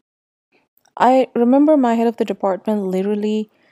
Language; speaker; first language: English; non-native, local second language; Urdu